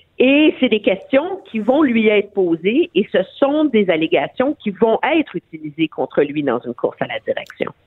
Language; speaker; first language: French; native; French